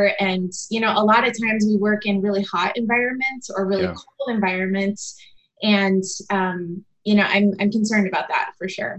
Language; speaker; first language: English; native; English